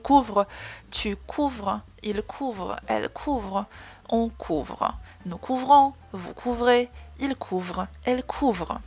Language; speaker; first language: French; non-native, fluent; Polish